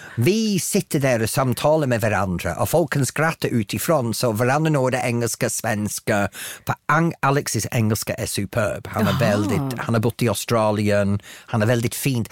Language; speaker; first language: Swedish; non-native, fluent; English